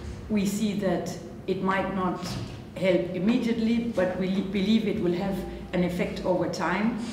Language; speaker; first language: English; non-native, fluent; Danish